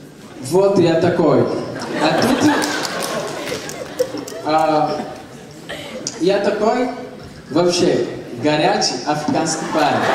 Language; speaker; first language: Russian; non-native, learner; Portuguese